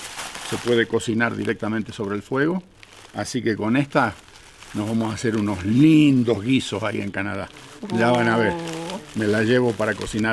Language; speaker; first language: Spanish; native; Spanish